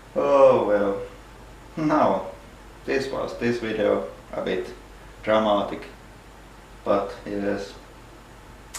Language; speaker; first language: English; non-native, fluent; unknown